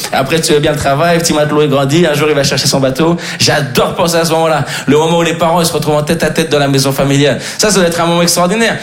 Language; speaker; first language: French; native; French